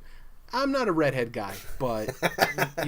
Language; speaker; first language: English; native; English